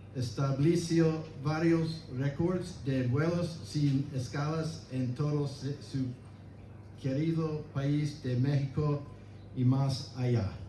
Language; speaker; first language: Spanish; non-native, learner; English